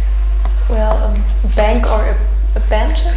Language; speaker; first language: English; non-native, fluent; German